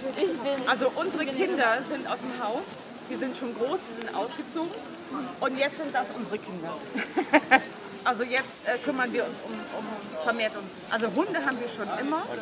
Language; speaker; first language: German; native; German